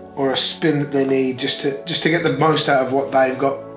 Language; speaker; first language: English; native; English